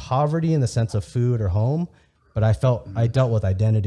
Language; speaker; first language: English; early bilingual, other home language; Vietnamese